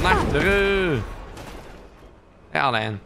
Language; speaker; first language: Dutch; native; Dutch